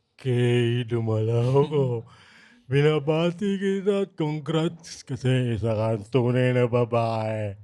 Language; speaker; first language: Filipino; native; Filipino